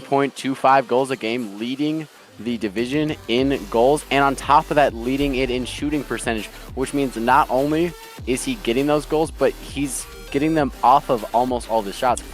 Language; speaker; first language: English; native; English